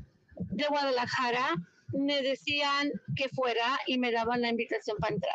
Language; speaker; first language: Spanish; early bilingual, heritage; Spanish